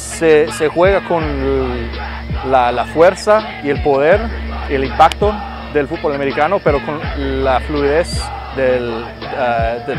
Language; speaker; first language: Spanish; non-native, fluent; English